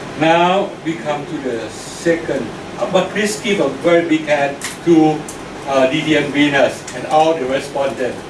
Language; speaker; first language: English; non-native, learner; Thai